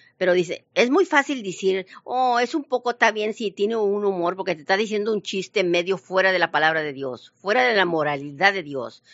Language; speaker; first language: Spanish; early bilingual, heritage; Spanish